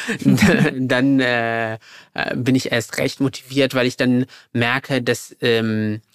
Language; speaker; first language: German; early bilingual, other home language; Arabic